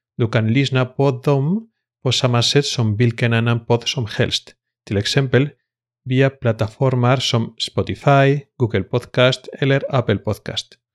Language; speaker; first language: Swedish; non-native, fluent; Spanish